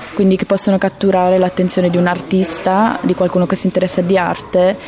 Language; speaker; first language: Italian; native; Italian